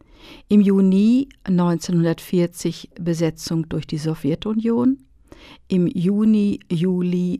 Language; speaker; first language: German; native; German